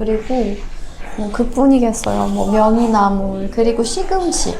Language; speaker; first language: Korean; non-native, fluent; Persian